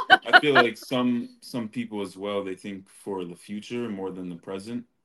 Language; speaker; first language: English; early bilingual, other home language; Spanish